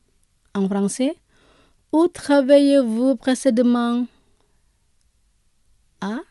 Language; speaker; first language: French; non-native, fluent; Indonesian